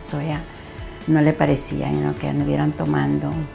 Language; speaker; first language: Spanish; early bilingual, heritage; Spanish